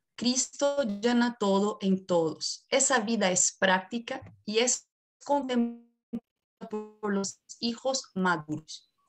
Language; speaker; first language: Spanish; non-native, fluent; Portuguese